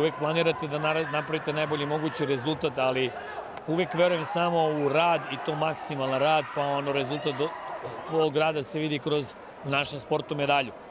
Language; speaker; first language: Serbian; native; Serbian